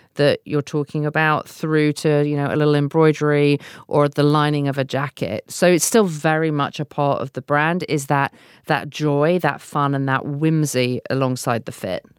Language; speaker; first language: English; native; English